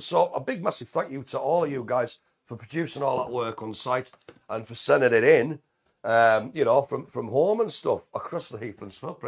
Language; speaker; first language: English; native; English